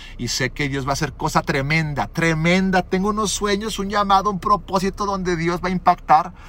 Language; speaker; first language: Spanish; early bilingual, other home language; English